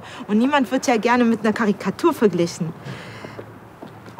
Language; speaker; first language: German; native; German